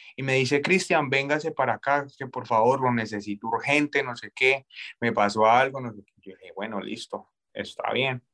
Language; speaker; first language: Spanish; native; Spanish